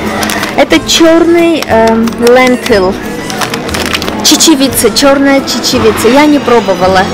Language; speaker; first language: Russian; non-native, local second language; Armenian